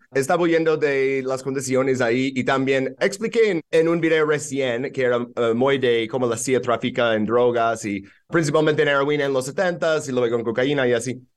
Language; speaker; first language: Spanish; non-native, fluent; English